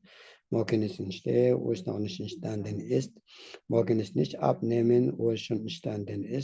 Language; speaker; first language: German; non-native, learner; Tibetan